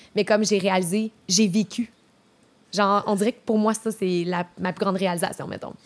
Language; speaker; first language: French; native; French